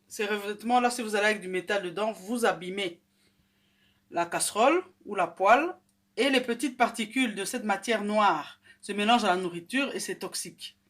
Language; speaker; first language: French; non-native, local second language; Lingala